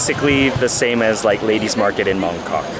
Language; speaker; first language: English; native; English